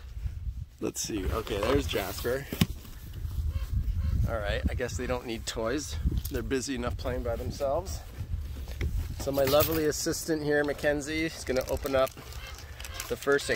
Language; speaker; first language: English; native; English